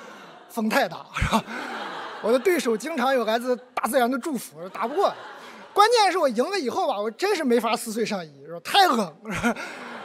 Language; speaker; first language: Chinese; native; Chinese